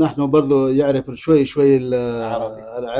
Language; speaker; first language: Arabic; non-native, learner; Urdu